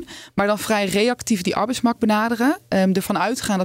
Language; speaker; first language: Dutch; native; Dutch